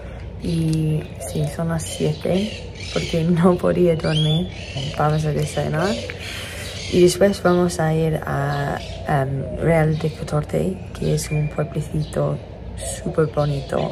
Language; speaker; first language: Spanish; non-native, fluent; English